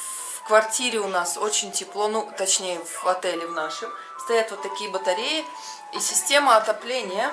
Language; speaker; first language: Russian; native; Russian